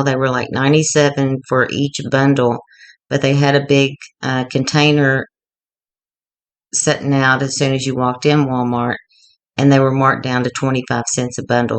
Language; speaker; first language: English; native; English